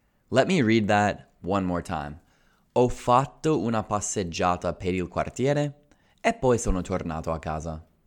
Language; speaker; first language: Italian; non-native, fluent; English